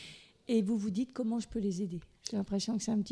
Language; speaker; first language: French; native; French